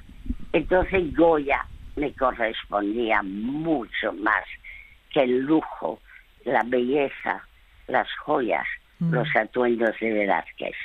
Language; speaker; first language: Spanish; early bilingual, other home language; French